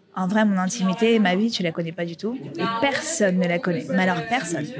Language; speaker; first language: French; native; French